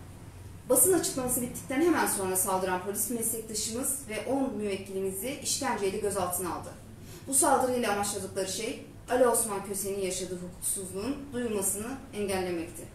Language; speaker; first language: Turkish; native; Turkish